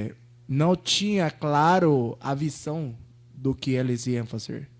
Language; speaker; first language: Portuguese; non-native, fluent; Spanish